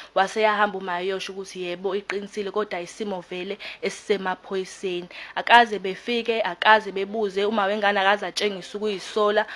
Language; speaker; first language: Zulu; native; Zulu